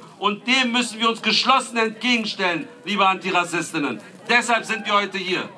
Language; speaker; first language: German; native; German